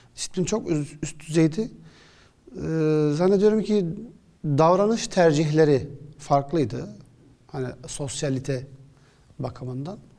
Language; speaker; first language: Turkish; early bilingual, other home language; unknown